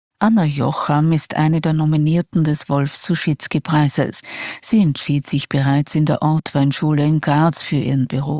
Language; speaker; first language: German; native; German